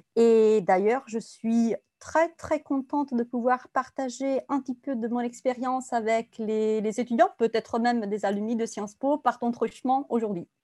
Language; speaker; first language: French; non-native, fluent; Italian